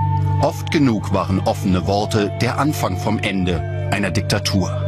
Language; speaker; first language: German; native; German